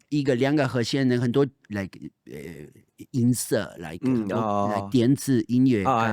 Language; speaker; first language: Chinese; non-native, fluent; Spanish